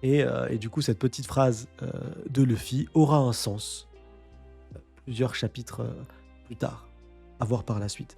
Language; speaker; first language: French; native; French